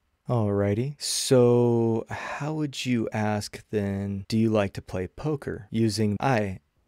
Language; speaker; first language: English; native; English